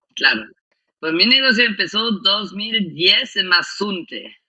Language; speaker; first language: Spanish; non-native, fluent; German